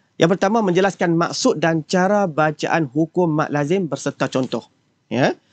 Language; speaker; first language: Malay; native; Malay